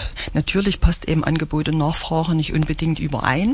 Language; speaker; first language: German; native; German